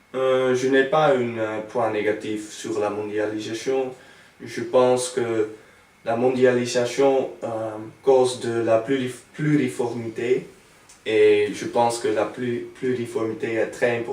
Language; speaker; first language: French; non-native, learner; Dutch